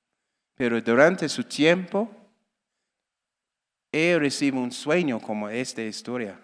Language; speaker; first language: Spanish; non-native, learner; English